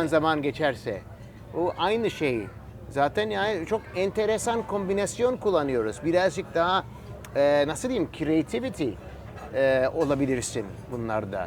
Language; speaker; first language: Turkish; early bilingual, heritage; Turkish